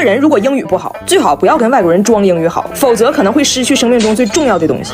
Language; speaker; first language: Chinese; native; Chinese